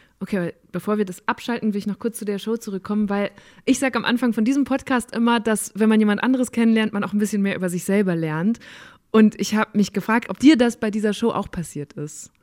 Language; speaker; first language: German; native; German